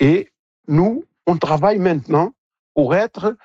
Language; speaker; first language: French; non-native, fluent; Portuguese